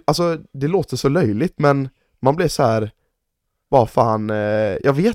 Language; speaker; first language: Swedish; native; Swedish